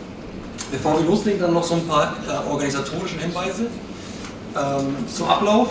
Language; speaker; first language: German; native; German